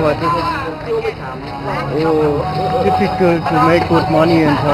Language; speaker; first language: English; non-native, learner; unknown